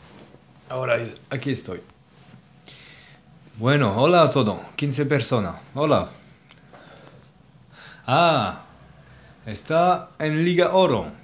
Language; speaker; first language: Spanish; non-native, learner; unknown